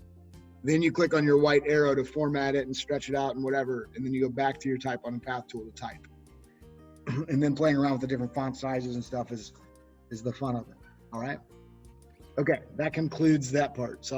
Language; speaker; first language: English; native; English